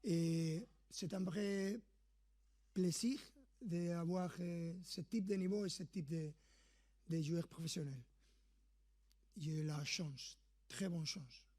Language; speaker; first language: French; non-native, fluent; Spanish